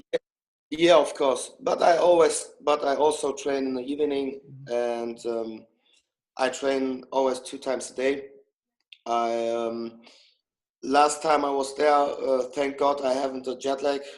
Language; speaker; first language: English; non-native, fluent; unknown